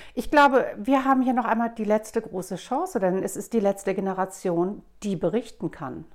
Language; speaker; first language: German; native; German